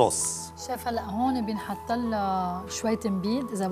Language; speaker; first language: Arabic; native; Arabic